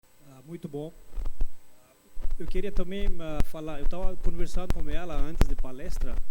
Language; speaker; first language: Portuguese; non-native, fluent; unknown